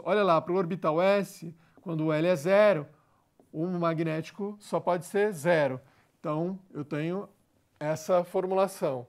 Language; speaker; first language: Portuguese; native; Portuguese